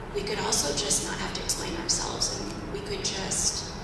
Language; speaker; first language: English; native; English